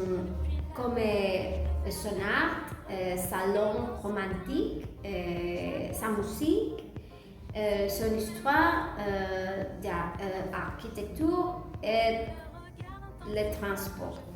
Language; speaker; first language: French; non-native, learner; Spanish